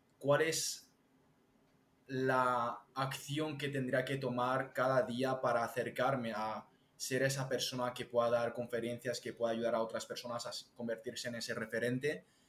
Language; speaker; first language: Spanish; early bilingual, other home language; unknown